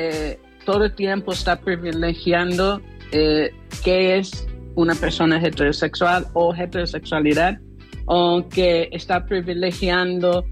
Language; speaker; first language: Spanish; non-native, fluent; English